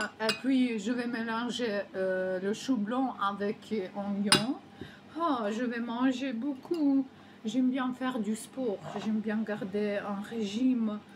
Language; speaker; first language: French; non-native, learner; Ukrainian